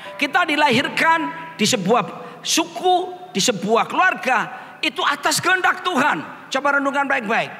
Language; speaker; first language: Indonesian; native; Indonesian